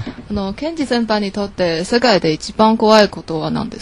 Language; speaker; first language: Japanese; non-native, learner; Chinese